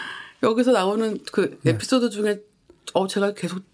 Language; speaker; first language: Korean; native; Korean